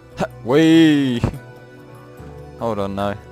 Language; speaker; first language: English; native; English